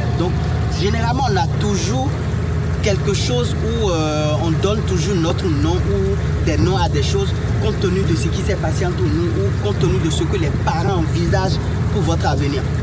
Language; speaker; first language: French; non-native, local second language; Fon